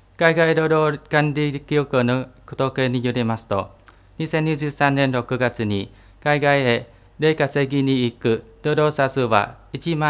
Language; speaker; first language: Japanese; non-native, fluent; Vietnamese